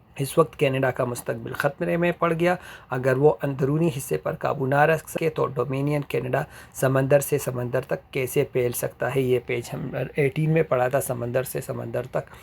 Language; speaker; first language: Urdu; native; Urdu